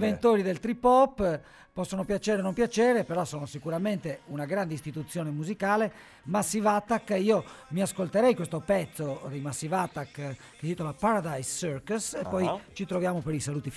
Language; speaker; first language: Italian; native; Italian